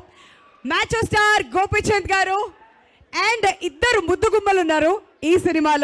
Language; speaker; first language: Telugu; native; Telugu